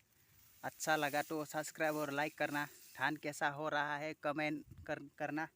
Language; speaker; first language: Hindi; non-native, local second language; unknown